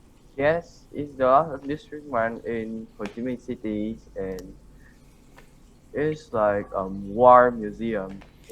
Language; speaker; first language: English; non-native, learner; Vietnamese